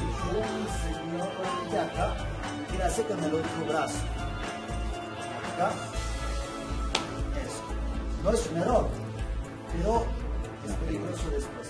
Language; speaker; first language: Spanish; non-native, learner; French